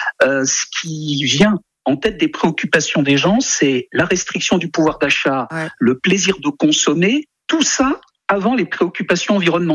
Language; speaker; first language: French; native; French